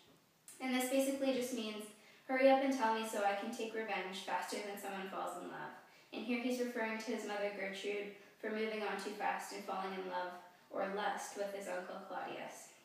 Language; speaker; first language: English; native; English